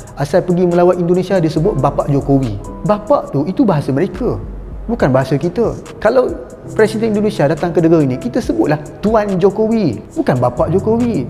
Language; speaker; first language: Malay; native; Malay